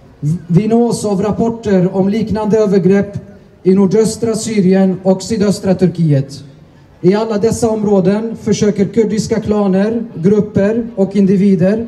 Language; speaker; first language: Swedish; early bilingual, other home language; Assyrian Neo-Aramaic